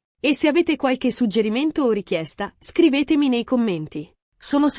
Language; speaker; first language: Italian; native; Italian